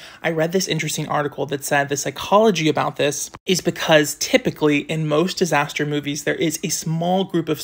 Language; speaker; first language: English; native; English